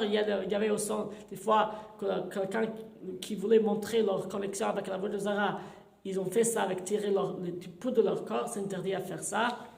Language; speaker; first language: French; non-native, fluent; English